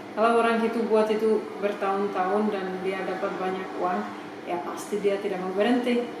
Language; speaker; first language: Indonesian; non-native, fluent; Czech